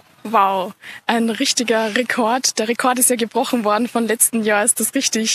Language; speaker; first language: German; native; German